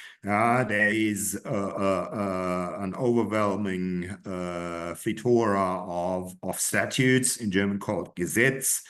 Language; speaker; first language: English; non-native, fluent; German